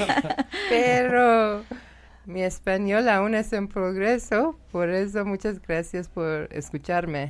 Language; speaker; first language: Spanish; non-native, learner; Persian